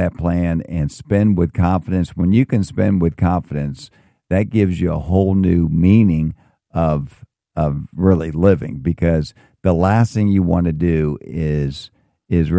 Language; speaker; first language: English; native; English